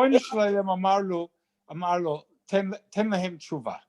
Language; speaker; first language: Hebrew; non-native, fluent; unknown